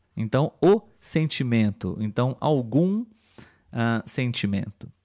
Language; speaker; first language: Portuguese; native; Portuguese